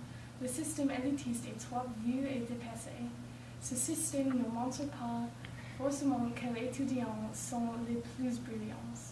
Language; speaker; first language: French; non-native, learner; English